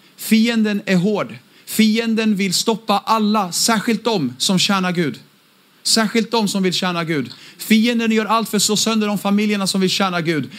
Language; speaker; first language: Swedish; early bilingual, other home language; Aramaic